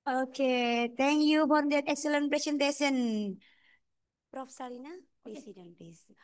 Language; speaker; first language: English; non-native, fluent; Indonesian